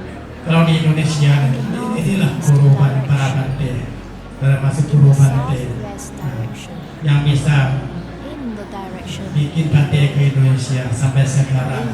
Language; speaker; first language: Indonesian; non-native, learner; Thai